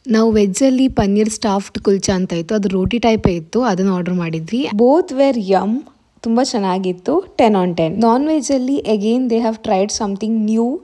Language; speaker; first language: Kannada; non-native, local second language; Tulu